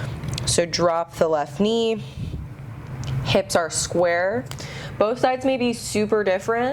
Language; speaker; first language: English; native; English